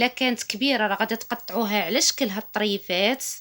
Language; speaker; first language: Arabic; native; Arabic